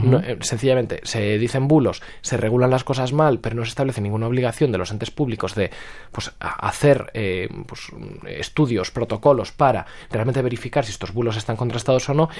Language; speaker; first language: Spanish; native; Spanish